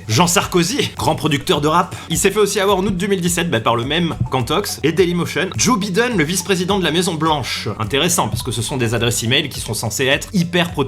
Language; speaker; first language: French; native; French